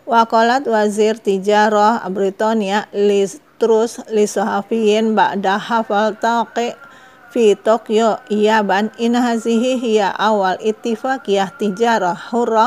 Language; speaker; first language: Arabic; non-native, learner; Indonesian